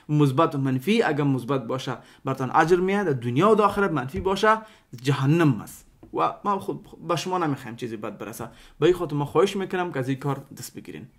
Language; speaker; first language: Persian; non-native, local second language; Pashto